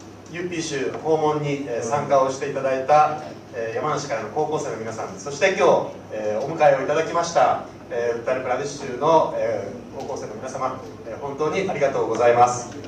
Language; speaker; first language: Japanese; native; Japanese